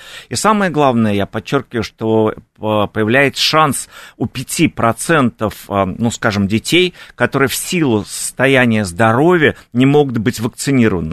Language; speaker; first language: Russian; native; Russian